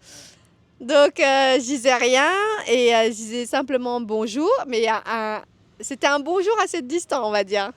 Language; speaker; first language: French; early bilingual, other home language; Vietnamese